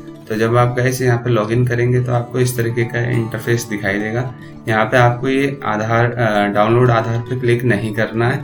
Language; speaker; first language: Hindi; native; Hindi